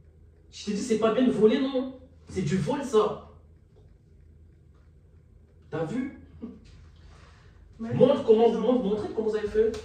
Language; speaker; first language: French; native; French